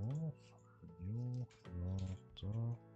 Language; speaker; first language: German; native; German